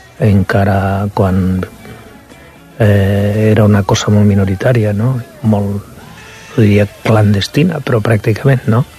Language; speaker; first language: Catalan; non-native, local second language; Spanish